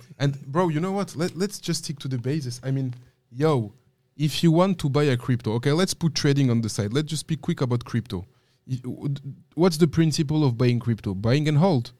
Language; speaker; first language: English; non-native, fluent; French